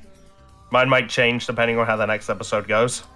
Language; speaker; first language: English; native; English